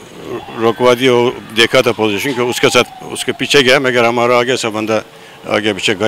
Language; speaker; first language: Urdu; non-native, learner; Turkish